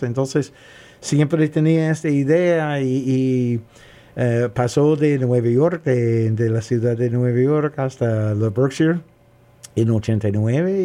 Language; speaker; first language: Spanish; non-native, learner; English